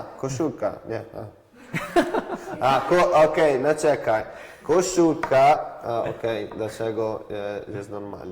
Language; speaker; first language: Polish; non-native, learner; Italian